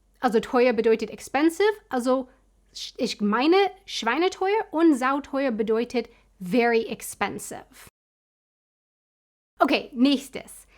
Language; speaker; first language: German; non-native, fluent; English